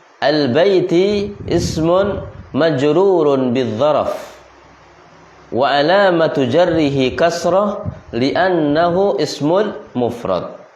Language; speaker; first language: Arabic; non-native, fluent; Indonesian